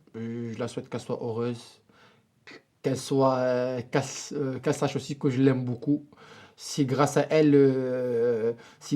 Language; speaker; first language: French; non-native, local second language; Arabic